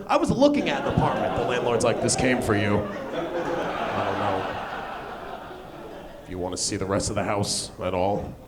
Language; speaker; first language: English; native; English